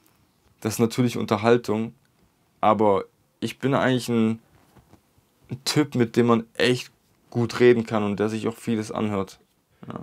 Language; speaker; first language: German; native; German